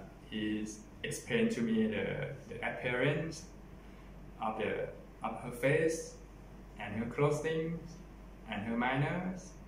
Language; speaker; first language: English; non-native, learner; Thai